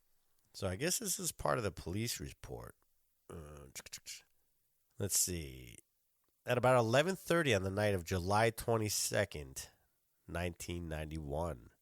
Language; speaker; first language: English; native; English